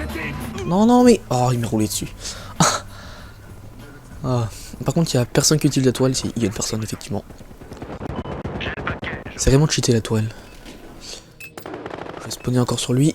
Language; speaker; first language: French; native; French